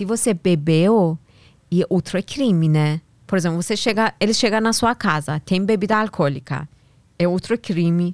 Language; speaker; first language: Portuguese; non-native, learner; Persian